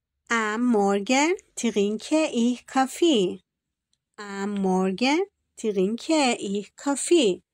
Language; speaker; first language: German; non-native, fluent; Persian